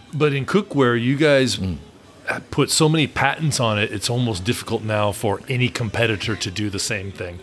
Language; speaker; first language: English; native; English